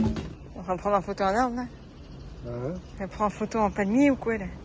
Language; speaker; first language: French; native; French